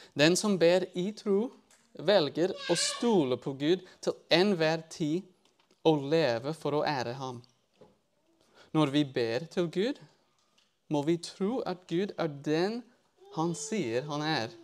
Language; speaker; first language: Norwegian; non-native, fluent; English